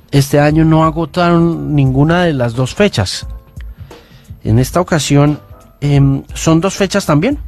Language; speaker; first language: Spanish; native; Spanish